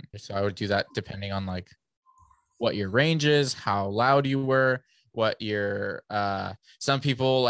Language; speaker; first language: English; early bilingual, other home language; Spanish